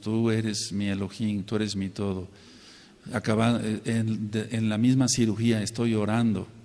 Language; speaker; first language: Spanish; native; Spanish